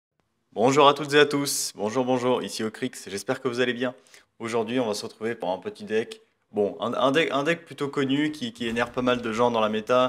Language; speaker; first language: French; native; French